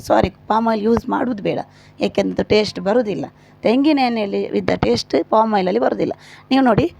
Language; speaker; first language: Kannada; non-native, local second language; Malayalam